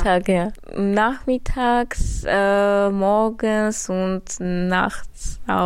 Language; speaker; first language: German; early bilingual, other home language; Armenian